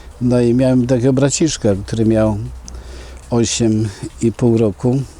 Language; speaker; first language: Polish; native; Polish